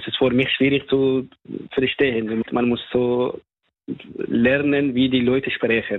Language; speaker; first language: German; non-native, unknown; Persian